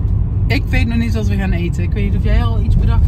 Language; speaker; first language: Dutch; native; Dutch